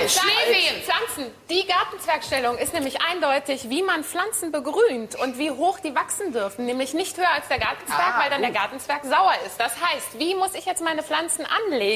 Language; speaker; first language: German; native; German